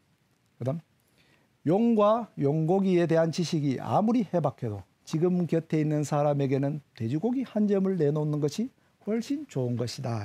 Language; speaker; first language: Korean; native; Korean